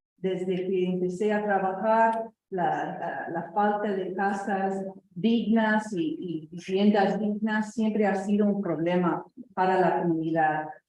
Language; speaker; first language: Spanish; non-native, fluent; English